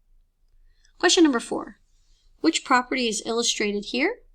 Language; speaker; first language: English; native; English